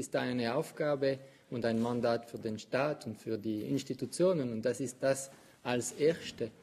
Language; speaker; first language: German; non-native, local second language; French